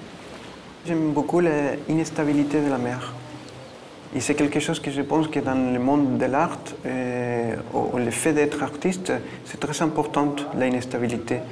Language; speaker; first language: French; non-native, fluent; Spanish